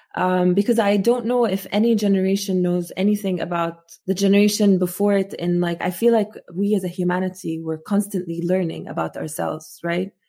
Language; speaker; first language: English; non-native, fluent; Arabic